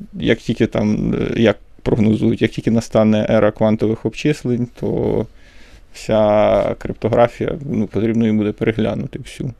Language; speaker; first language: Ukrainian; native; Ukrainian